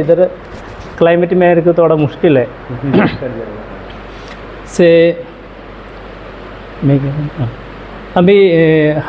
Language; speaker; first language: Hindi; non-native, local second language; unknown